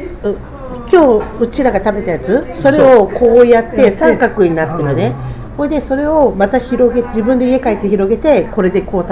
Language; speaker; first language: Japanese; native; Japanese